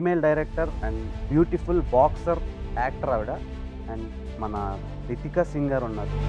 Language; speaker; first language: Telugu; native; Telugu